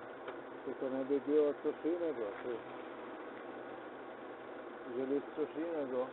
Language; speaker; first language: Polish; non-native, learner; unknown